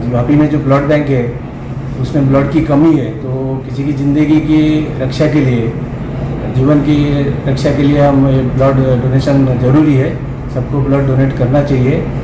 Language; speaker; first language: Hindi; native; Hindi